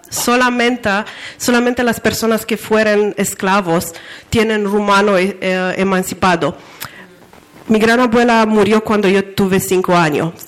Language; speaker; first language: Spanish; non-native, learner; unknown